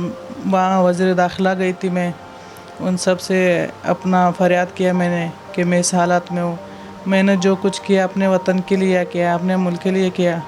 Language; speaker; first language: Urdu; non-native, fluent; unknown